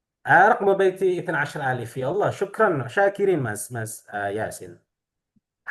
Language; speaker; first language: Arabic; non-native, fluent; Indonesian